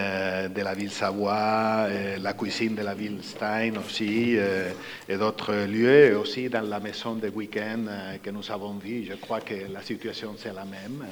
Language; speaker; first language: French; non-native, fluent; Spanish